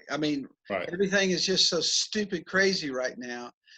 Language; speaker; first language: English; native; English